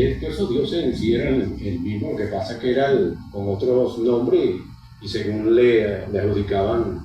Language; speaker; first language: Spanish; native; Spanish